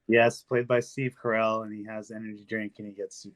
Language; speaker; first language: English; native; English